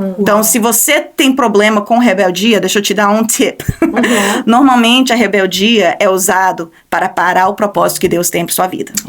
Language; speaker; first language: Portuguese; early bilingual, heritage; Portuguese